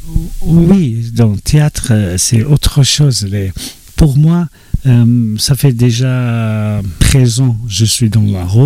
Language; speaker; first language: French; non-native, learner; Georgian